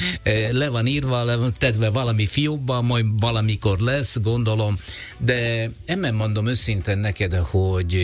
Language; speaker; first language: Hungarian; non-native, fluent; Italian